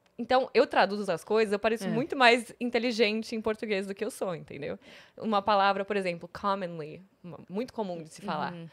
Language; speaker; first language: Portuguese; early bilingual, heritage; English